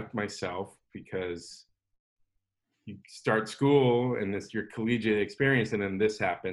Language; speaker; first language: English; native; English